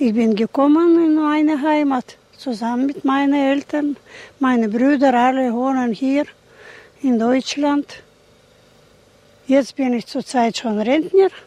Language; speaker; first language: German; non-native, learner; Russian